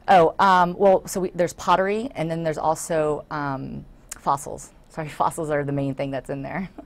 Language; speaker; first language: English; native; English